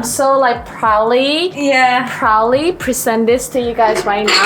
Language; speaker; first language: English; non-native, fluent; Thai